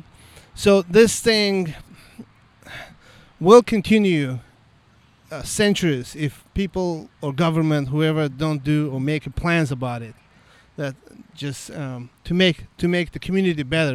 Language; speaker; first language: English; non-native, fluent; Azerbaijani